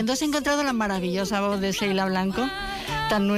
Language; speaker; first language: Spanish; native; Spanish